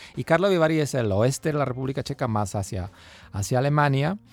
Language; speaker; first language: Spanish; non-native, fluent; Czech